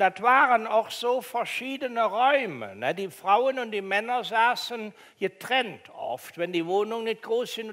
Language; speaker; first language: German; native; German